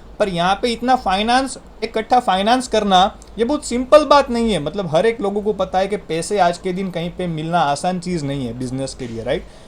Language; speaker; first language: Hindi; non-native, local second language; Gujarati